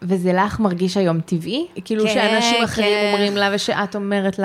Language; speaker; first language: Hebrew; native; Hebrew